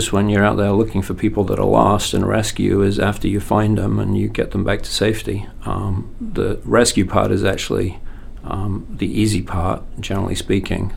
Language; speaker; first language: English; native; English